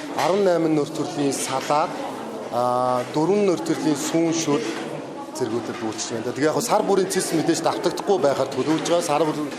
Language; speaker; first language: Mongolian; native; Mongolian